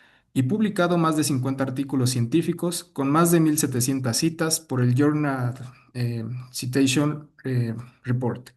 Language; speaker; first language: Spanish; native; Spanish